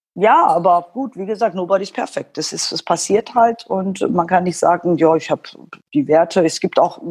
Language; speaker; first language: German; non-native, fluent; Persian